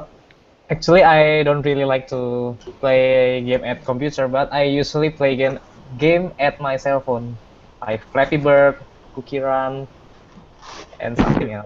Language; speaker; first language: English; non-native, fluent; Indonesian